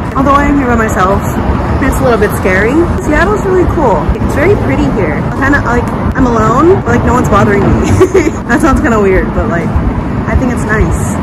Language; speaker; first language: English; native; English